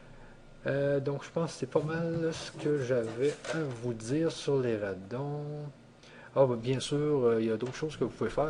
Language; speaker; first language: French; native; French